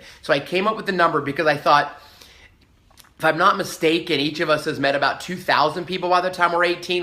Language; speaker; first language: English; native; English